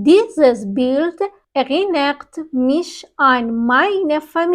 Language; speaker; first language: German; non-native, fluent; Persian